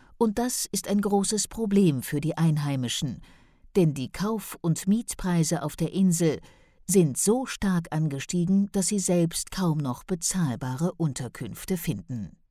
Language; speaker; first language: German; native; German